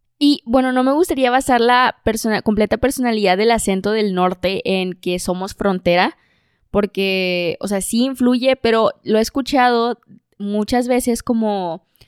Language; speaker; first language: Spanish; native; Spanish